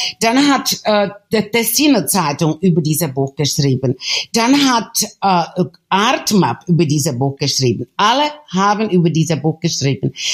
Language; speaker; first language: German; non-native, fluent; Czech